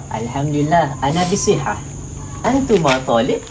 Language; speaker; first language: Arabic; non-native, learner; Malay